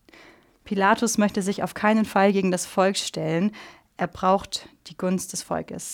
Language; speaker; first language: German; native; German